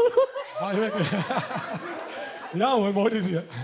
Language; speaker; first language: Dutch; native; Dutch